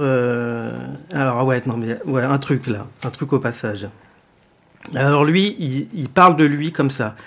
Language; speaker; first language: French; native; French